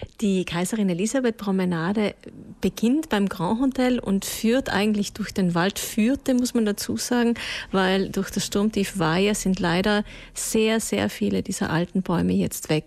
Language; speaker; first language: German; native; German